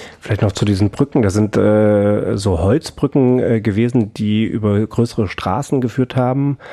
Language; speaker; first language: German; native; German